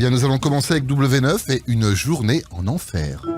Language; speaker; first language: French; native; French